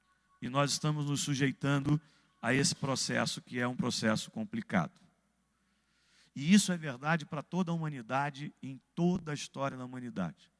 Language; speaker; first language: Portuguese; native; Portuguese